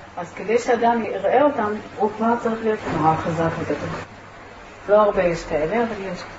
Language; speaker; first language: Hebrew; native; Hebrew